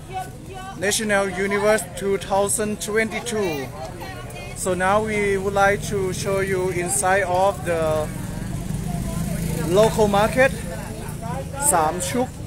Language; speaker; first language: English; non-native, learner; Thai